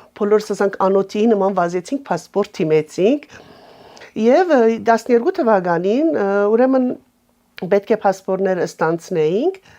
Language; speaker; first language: Armenian; native; Armenian